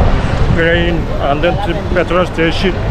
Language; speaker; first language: English; non-native, learner; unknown